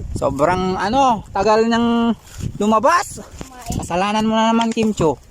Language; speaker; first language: Filipino; non-native, local second language; Pampanga